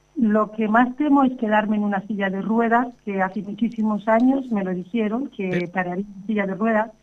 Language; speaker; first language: Spanish; non-native, local second language; Catalan